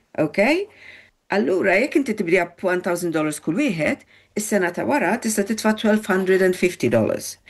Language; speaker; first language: Maltese; early bilingual, heritage; Maltese